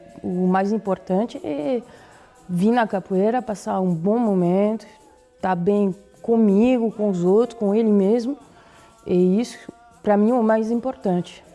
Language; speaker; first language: Portuguese; non-native, fluent; French